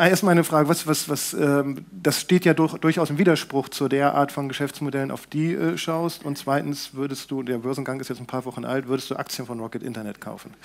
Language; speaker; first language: German; native; German